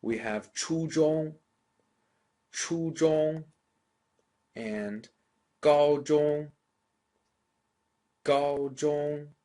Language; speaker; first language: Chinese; non-native, fluent; English